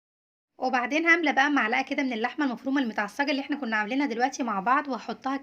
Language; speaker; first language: Arabic; native; Arabic